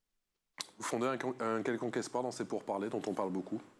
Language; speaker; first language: French; native; French